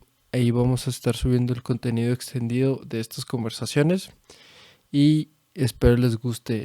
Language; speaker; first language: Spanish; native; Spanish